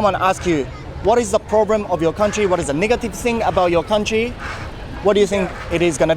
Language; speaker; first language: English; non-native, fluent; Japanese